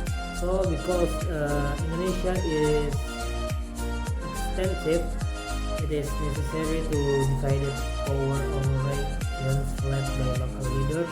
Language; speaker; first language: English; non-native, learner; Indonesian